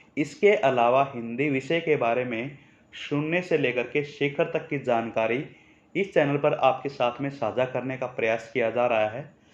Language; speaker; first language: Hindi; native; Hindi